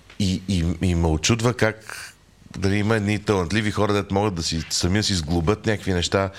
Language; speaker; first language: Bulgarian; native; Bulgarian